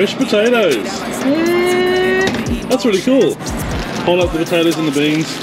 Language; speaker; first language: English; native; English